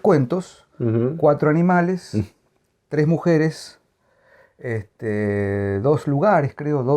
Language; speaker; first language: Spanish; native; Spanish